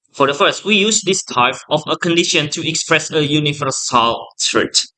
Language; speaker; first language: English; non-native, learner; Indonesian